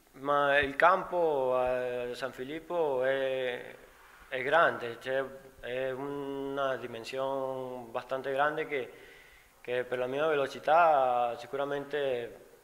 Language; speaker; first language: Italian; non-native, learner; Spanish